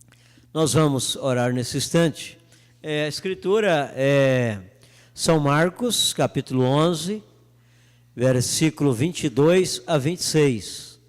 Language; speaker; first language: Portuguese; native; Portuguese